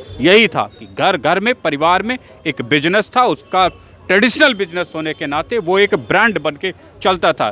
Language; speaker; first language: Hindi; native; Hindi